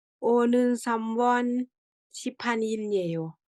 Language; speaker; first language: Korean; non-native, learner; Thai